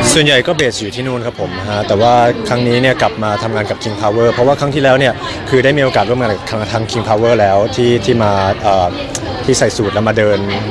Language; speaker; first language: Thai; native; Thai